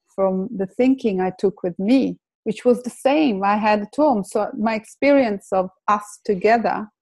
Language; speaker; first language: English; non-native, fluent; Italian